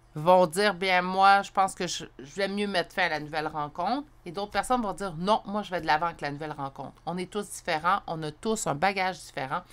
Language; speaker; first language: French; native; French